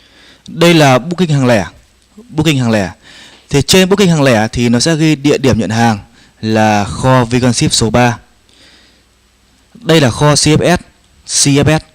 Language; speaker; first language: Vietnamese; native; Vietnamese